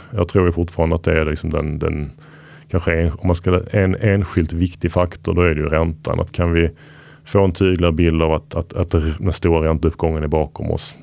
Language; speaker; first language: Swedish; native; Swedish